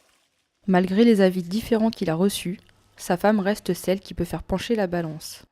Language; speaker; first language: French; native; French